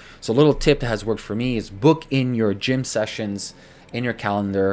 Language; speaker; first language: English; native; English